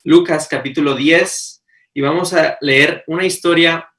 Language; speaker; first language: Spanish; early bilingual, heritage; Spanish